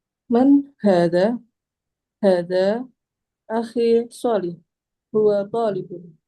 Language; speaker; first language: Arabic; non-native, learner; Indonesian